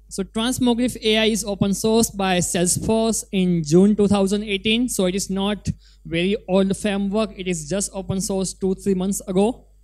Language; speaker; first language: English; non-native, local second language; Gujarati